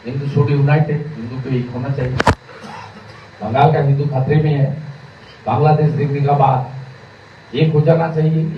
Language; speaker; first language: Hindi; non-native, local second language; Bangla